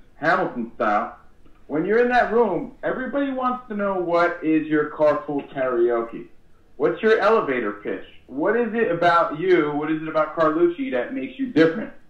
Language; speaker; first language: English; native; English